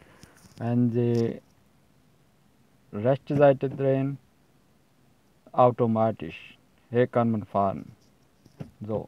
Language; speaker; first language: German; non-native, learner; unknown